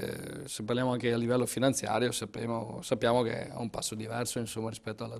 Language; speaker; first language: Italian; native; Italian